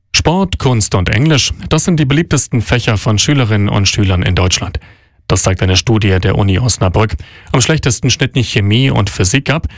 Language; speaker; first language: German; native; German